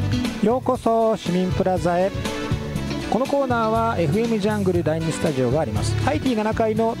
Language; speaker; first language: Japanese; native; Japanese